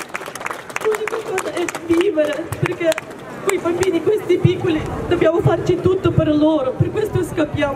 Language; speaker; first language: Italian; non-native, fluent; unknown